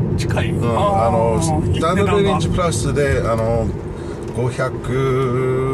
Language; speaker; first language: Japanese; non-native, learner; English